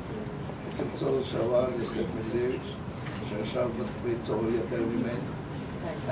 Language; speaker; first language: Hebrew; non-native, fluent; Russian